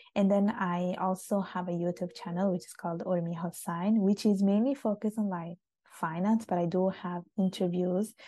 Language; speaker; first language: English; non-native, fluent; Italian